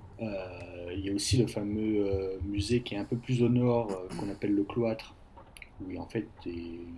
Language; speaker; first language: French; native; French